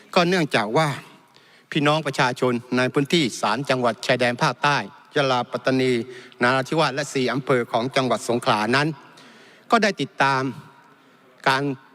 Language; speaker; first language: Thai; non-native, local second language; Malay